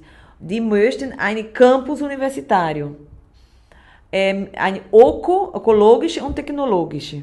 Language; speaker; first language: German; non-native, learner; Portuguese